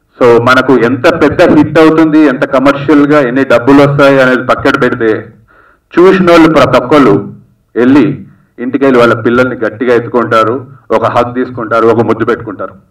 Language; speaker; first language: Telugu; native; Telugu